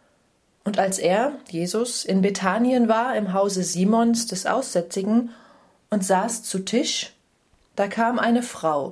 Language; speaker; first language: German; native; German